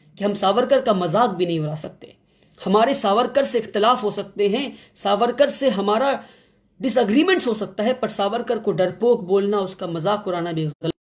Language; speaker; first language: Hindi; non-native, local second language; Kannada